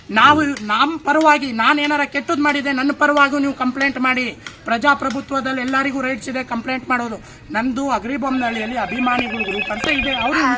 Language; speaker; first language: Kannada; non-native, local second language; Lambadi